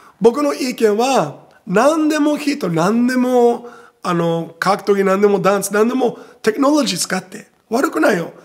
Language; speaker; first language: Japanese; non-native, fluent; Portuguese